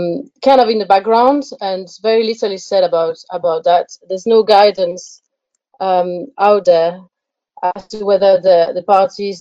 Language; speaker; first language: English; non-native, fluent; French